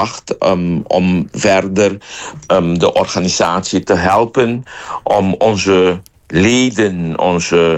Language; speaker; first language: Dutch; non-native, local second language; Papiamento